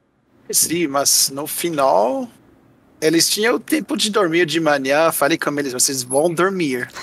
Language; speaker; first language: Portuguese; non-native, fluent; French